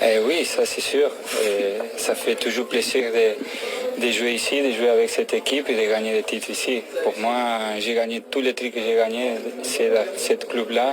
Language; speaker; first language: French; non-native, fluent; Spanish